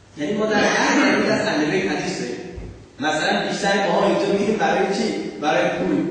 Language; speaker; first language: Persian; non-native, fluent; Urdu